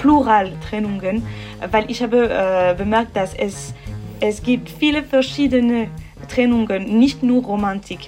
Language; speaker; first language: German; non-native, learner; French